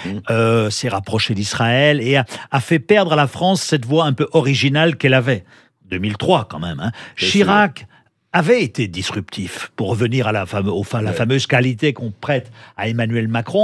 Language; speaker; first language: French; native; French